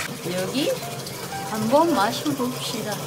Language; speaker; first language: Korean; non-native, learner; Cebuano